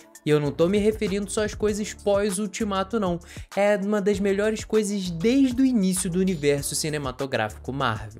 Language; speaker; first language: Portuguese; native; Portuguese